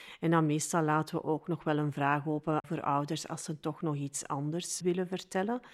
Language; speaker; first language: Dutch; native; Dutch